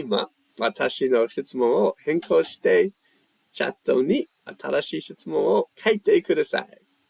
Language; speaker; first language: Japanese; non-native, learner; English